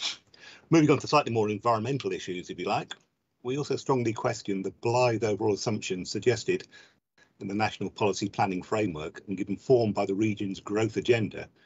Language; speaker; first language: English; native; English